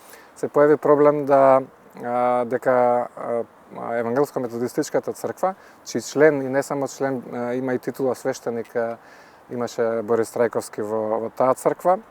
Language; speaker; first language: Macedonian; native; Macedonian